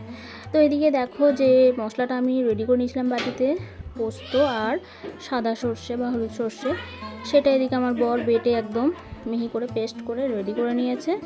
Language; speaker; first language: Bangla; native; Bangla